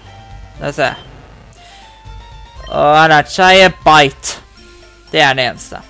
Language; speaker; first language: Norwegian; native; Norwegian